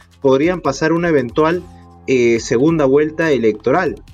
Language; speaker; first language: Spanish; native; Spanish